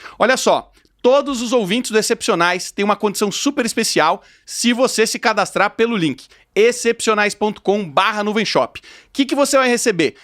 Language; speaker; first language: Portuguese; native; Portuguese